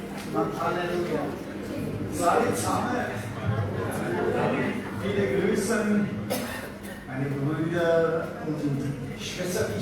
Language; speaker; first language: German; non-native, learner; French